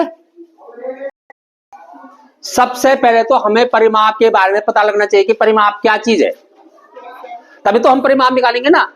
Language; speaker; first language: Hindi; native; Hindi